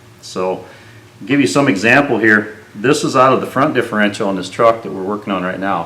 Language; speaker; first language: English; native; English